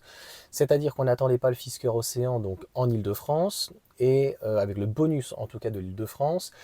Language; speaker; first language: French; native; French